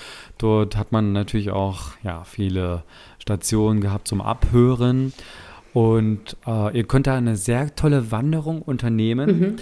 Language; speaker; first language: German; native; German